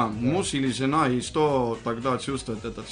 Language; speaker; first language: Russian; non-native, fluent; Estonian